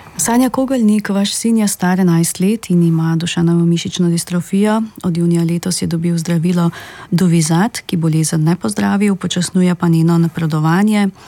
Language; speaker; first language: Slovenian; native; Slovenian